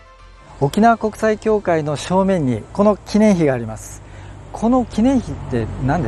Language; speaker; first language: Japanese; native; Japanese